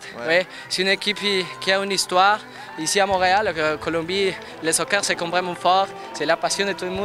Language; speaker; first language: French; non-native, learner; Spanish